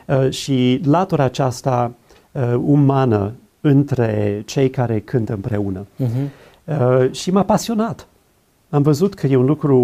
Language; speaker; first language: Romanian; non-native, fluent; English